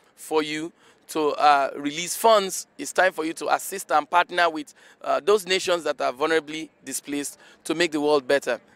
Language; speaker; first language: English; non-native, local second language; Igbo